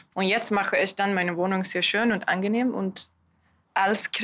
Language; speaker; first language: German; non-native, learner; Swedish